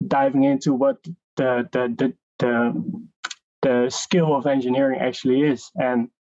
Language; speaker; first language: English; non-native, fluent; Dutch